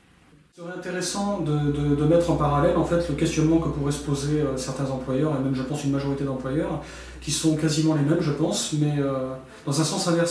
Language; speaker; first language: French; native; French